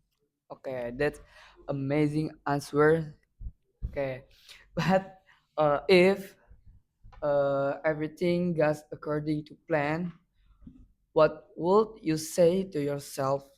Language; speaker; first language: English; non-native, learner; Indonesian